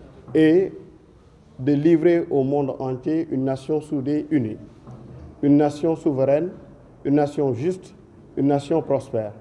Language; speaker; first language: French; non-native, local second language; Wolof